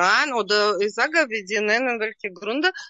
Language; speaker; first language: German; non-native, learner; Russian